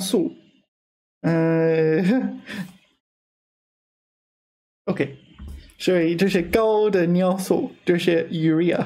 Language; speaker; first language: Chinese; non-native, learner; English